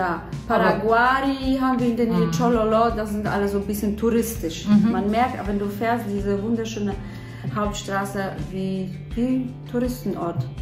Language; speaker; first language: German; non-native, fluent; Polish